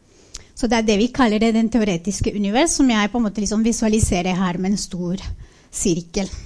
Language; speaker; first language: Norwegian; non-native, fluent; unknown